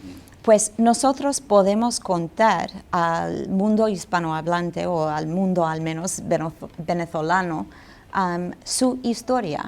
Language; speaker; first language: Spanish; non-native, fluent; English